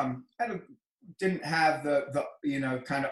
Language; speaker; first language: English; native; English